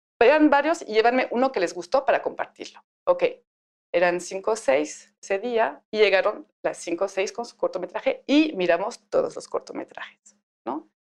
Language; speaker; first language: Spanish; non-native, fluent; French